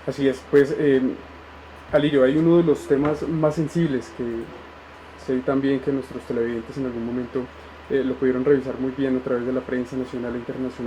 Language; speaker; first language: Spanish; native; Spanish